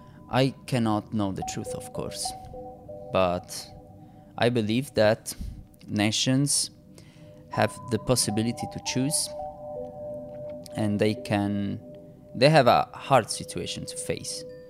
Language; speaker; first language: English; non-native, fluent; Italian